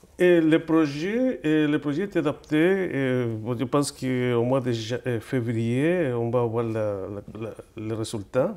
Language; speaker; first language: French; non-native, fluent; Spanish